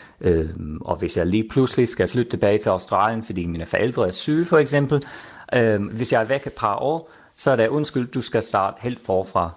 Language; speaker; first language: Danish; non-native, fluent; English